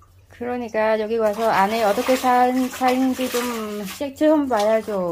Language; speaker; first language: Korean; non-native, learner; Vietnamese